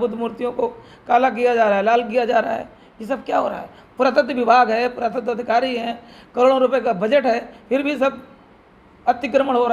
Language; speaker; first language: Hindi; native; Hindi